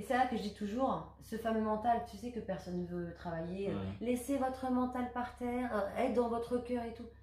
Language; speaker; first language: French; native; French